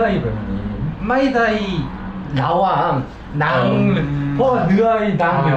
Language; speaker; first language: Thai; non-native, learner; Korean